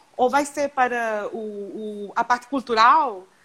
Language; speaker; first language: Portuguese; non-native, fluent; English